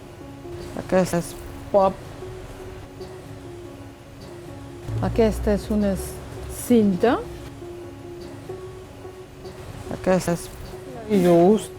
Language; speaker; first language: Catalan; non-native, fluent; Fula